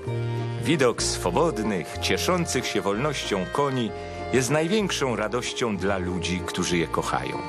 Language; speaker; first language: Polish; native; Polish